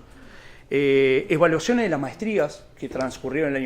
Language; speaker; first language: Spanish; native; Spanish